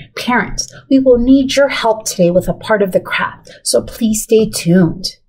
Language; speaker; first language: English; early bilingual, other home language; Spanish